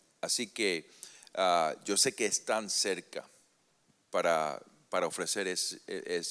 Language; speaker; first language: Spanish; early bilingual, heritage; Spanish